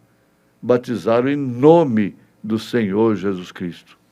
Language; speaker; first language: Portuguese; native; Portuguese